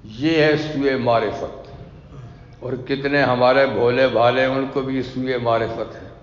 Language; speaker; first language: Urdu; non-native, local second language; Pashto